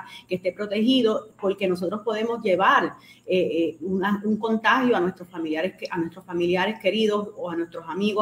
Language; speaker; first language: Spanish; native; Spanish